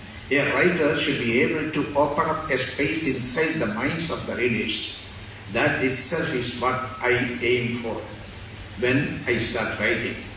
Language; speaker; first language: English; non-native, local second language; Malayalam